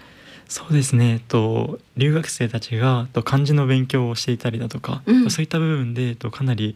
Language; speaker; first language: Japanese; native; Japanese